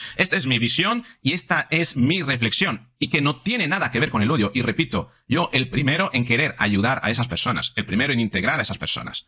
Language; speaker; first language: Spanish; non-native, fluent; Italian